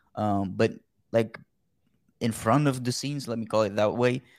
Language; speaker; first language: English; non-native, fluent; Dutch